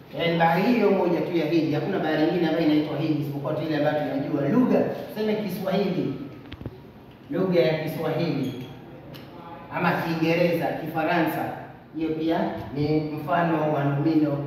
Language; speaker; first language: Swahili; native; Swahili